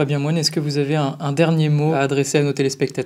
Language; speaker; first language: French; native; French